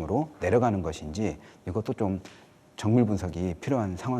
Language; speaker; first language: Korean; native; Korean